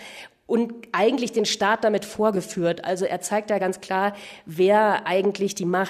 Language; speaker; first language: German; native; German